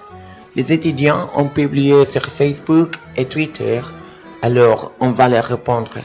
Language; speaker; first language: French; non-native, learner; Spanish